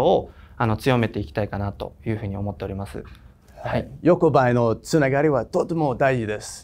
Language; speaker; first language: Japanese; non-native, fluent; English